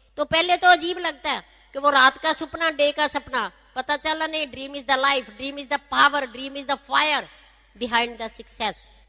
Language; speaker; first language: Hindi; non-native, local second language; Punjabi